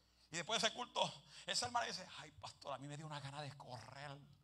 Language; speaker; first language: Spanish; early bilingual, heritage; Spanish